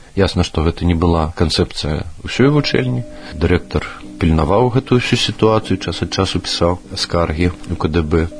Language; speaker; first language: Belarusian; non-native, local second language; Russian